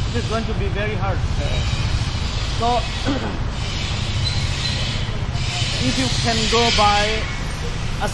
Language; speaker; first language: English; non-native, local second language; Mizo